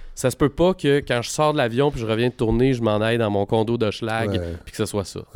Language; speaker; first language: French; native; French